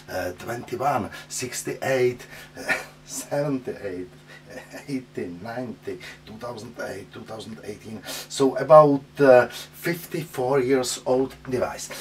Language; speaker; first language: English; non-native, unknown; Czech